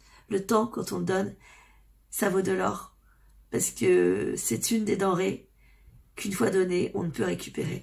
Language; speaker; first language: French; native; French